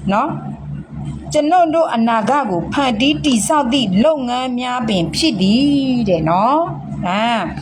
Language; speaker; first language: Burmese; non-native, local second language; S'gaw Karen